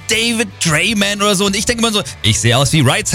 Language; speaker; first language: German; native; German